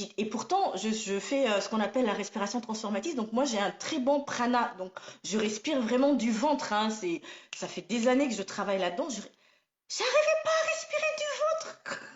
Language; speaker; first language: French; non-native, local second language; Somali